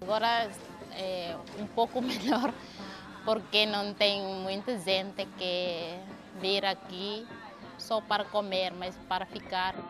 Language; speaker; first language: Portuguese; non-native, learner; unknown